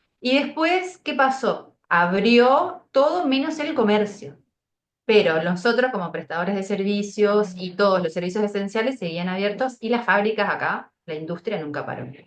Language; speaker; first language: Spanish; native; Spanish